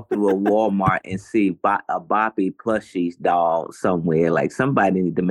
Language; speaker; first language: English; native; English